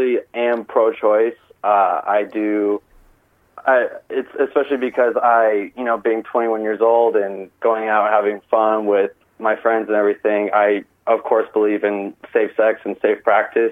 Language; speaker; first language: English; native; English